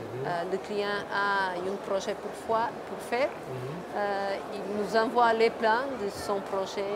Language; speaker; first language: French; non-native, fluent; Portuguese